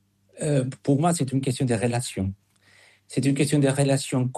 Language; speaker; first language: French; non-native, fluent; Spanish